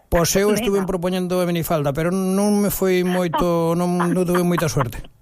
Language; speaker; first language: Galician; early bilingual, heritage; Galician